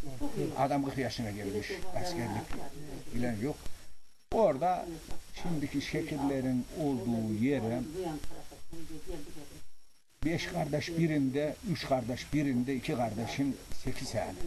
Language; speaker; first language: Turkish; native; Turkish